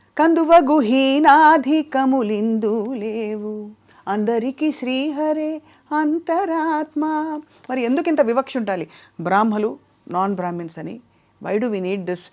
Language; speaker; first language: Telugu; native; Telugu